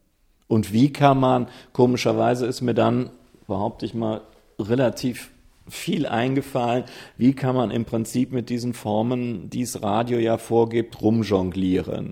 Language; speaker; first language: German; native; German